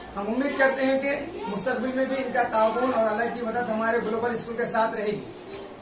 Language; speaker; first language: Urdu; native; Urdu